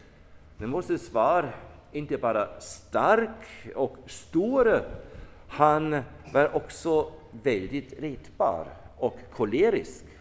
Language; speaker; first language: Swedish; non-native, fluent; German